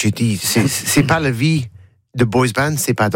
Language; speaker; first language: French; non-native, learner; English